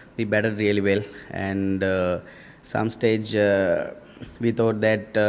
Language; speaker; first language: English; non-native, local second language; Sinhala